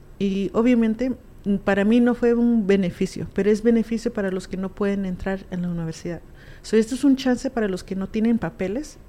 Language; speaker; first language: Spanish; early bilingual, heritage; Spanish